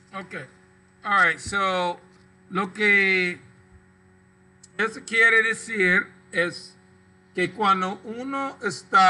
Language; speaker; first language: Spanish; non-native, local second language; English